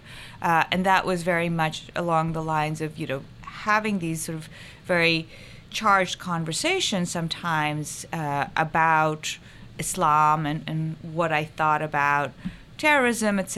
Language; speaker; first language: English; non-native, local second language; Urdu